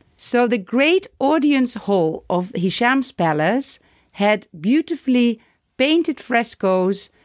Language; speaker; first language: English; non-native, fluent; Dutch